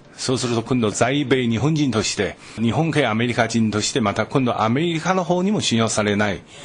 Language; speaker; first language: Japanese; non-native, fluent; Chinese